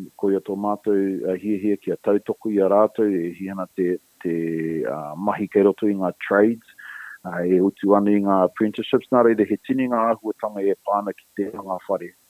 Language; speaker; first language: Māori; non-native, local second language; English